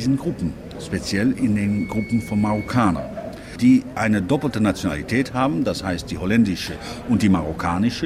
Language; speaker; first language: German; non-native, fluent; Dutch